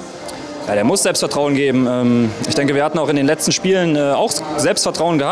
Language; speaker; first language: German; native; German